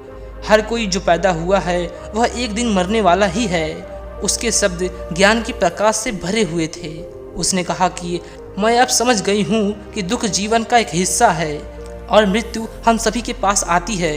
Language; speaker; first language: Hindi; native; Hindi